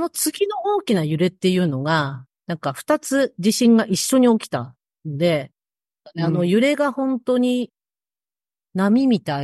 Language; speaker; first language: Japanese; native; Japanese